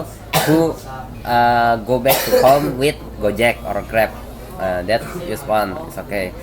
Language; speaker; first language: English; non-native, learner; Indonesian